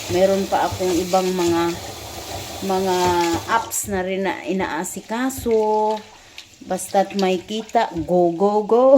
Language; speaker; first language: Filipino; non-native, local second language; Cebuano